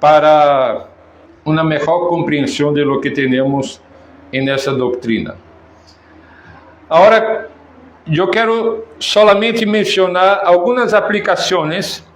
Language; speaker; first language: Spanish; non-native, fluent; Portuguese